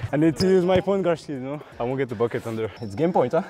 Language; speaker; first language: English; non-native, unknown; French